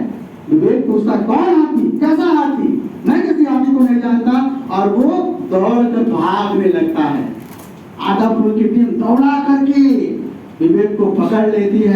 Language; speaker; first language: Hindi; native; Hindi